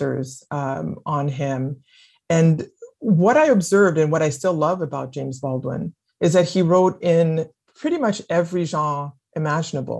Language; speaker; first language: English; non-native, fluent; French